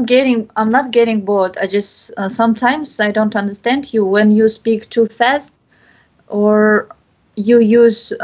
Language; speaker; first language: English; non-native, learner; Bashkir